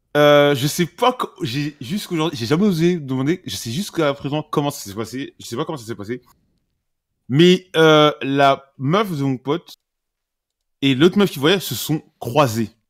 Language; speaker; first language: French; native; French